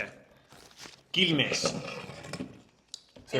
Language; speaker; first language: Spanish; non-native, learner; English